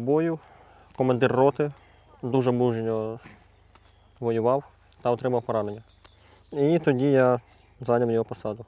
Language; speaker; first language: Ukrainian; native; Ukrainian